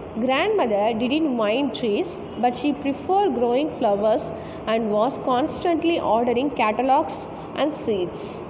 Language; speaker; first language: English; non-native, local second language; Tamil